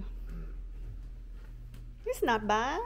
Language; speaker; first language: English; non-native, learner; Vietnamese